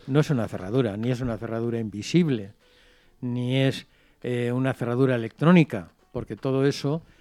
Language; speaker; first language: Spanish; non-native, local second language; Catalan